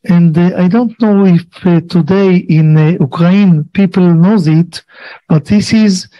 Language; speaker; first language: English; non-native, learner; Hebrew